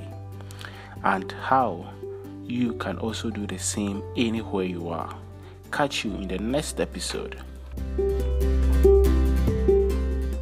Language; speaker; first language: English; non-native, local second language; Akan